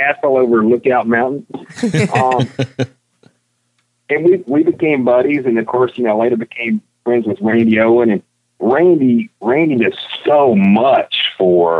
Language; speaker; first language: English; native; English